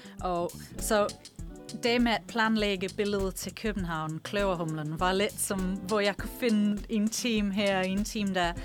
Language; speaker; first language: Danish; non-native, fluent; English